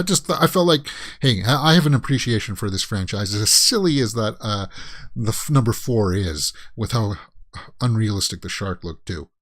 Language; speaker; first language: English; native; English